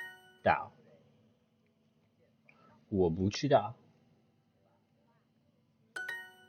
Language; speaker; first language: Chinese; non-native, learner; English